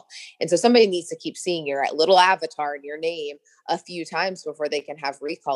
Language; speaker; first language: English; native; English